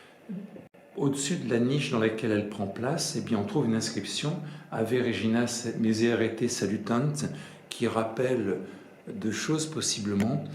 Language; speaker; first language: French; native; French